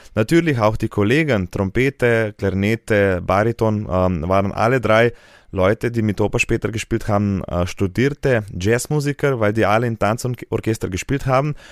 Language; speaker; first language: German; non-native, fluent; Slovenian